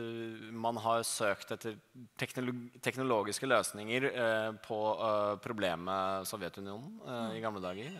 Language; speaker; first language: Norwegian; native; Norwegian